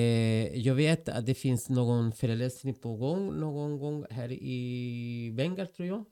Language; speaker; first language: Swedish; non-native, fluent; Spanish